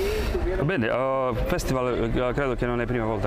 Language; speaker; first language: Italian; non-native, fluent; Croatian